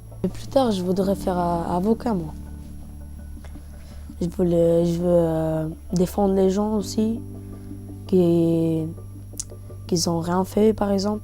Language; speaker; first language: French; early bilingual, other home language; Bulgarian